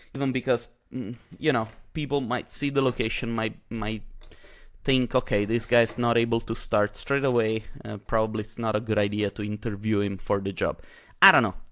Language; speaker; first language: English; non-native, fluent; Italian